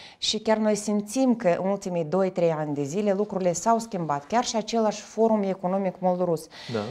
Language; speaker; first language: Romanian; native; Romanian